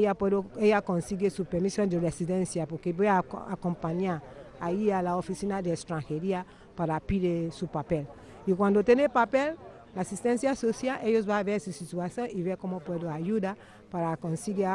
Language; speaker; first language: Spanish; non-native, learner; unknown